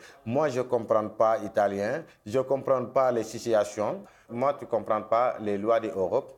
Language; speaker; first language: French; non-native, local second language; Wolof